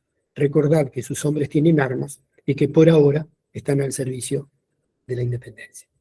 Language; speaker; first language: Spanish; native; Spanish